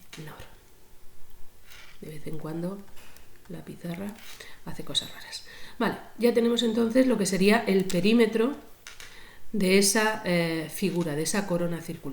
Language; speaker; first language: Spanish; native; Spanish